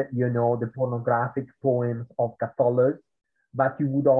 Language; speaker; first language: English; non-native, fluent; Italian